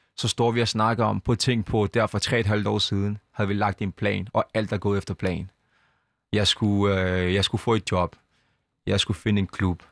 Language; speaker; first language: Danish; early bilingual, other home language; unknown